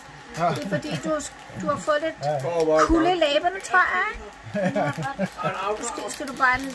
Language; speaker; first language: Danish; native; Danish